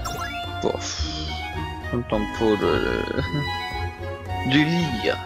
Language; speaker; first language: French; native; French